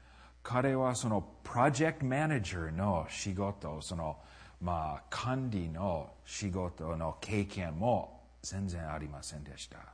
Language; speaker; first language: Japanese; non-native, fluent; English